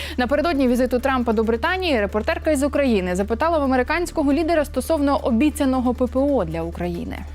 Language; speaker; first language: Ukrainian; native; Ukrainian